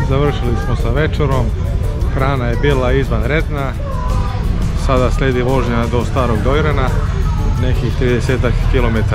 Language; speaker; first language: Croatian; native; Croatian